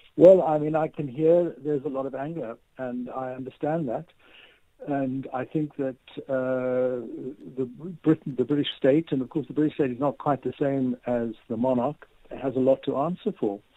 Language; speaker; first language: English; native; English